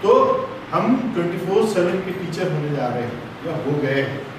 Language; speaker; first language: Hindi; native; Hindi